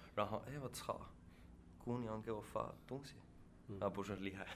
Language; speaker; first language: Chinese; non-native, fluent; German